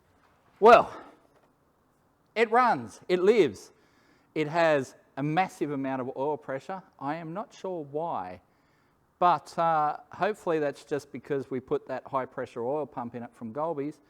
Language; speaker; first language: English; native; English